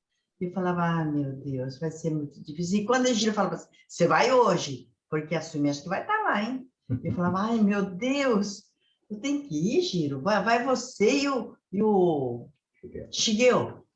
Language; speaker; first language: Portuguese; early bilingual, other home language; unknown